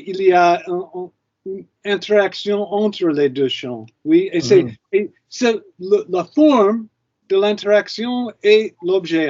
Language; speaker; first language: French; non-native, fluent; English